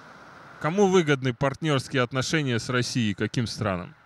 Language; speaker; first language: Russian; native; Russian